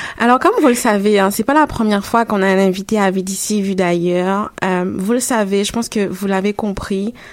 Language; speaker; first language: French; native; French